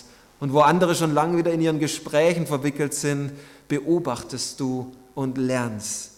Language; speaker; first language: German; native; German